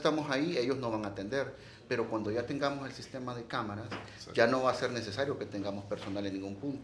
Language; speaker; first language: Spanish; native; Spanish